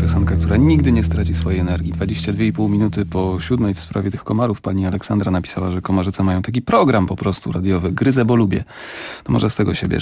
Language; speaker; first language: Polish; native; Polish